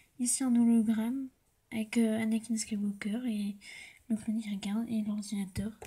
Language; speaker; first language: French; native; French